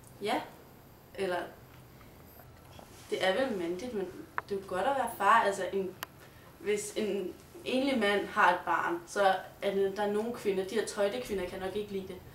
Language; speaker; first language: Danish; native; Danish